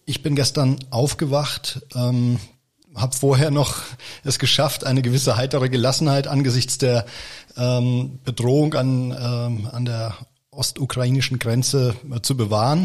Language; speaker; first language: German; native; German